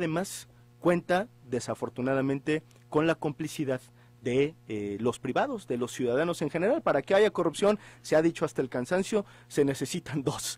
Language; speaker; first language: Spanish; native; Spanish